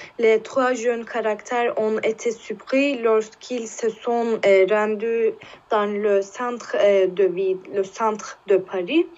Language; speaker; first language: French; non-native, learner; Turkish